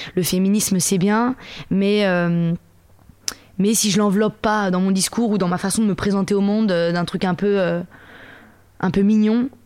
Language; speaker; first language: French; native; French